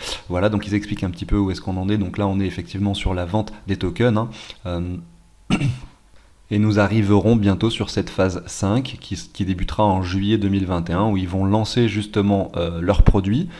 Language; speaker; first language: French; native; French